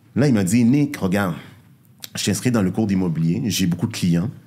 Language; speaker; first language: French; native; French